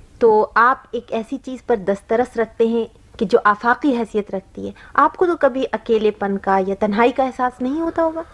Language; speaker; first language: Urdu; native; Urdu